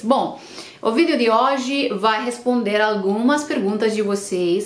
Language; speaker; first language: Portuguese; non-native, fluent; Romanian